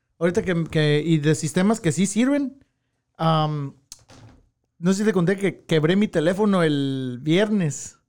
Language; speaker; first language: Spanish; early bilingual, heritage; Spanish